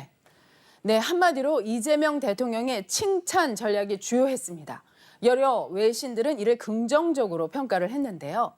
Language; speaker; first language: Korean; native; Korean